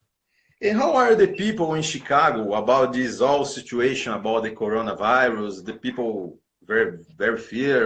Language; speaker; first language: English; non-native, learner; Portuguese